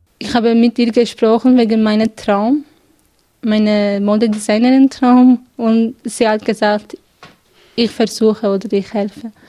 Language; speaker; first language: German; non-native, learner; Kurdish